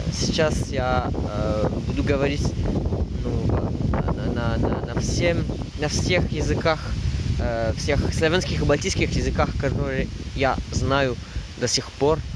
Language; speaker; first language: Russian; non-native, fluent; French